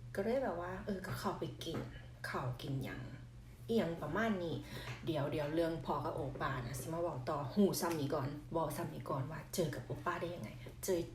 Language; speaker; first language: Thai; non-native, local second language; Northeastern Thai